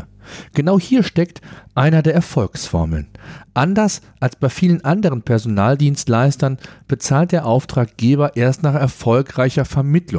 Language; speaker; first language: German; native; German